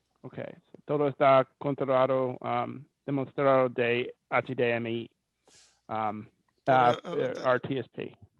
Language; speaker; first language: Spanish; non-native, learner; English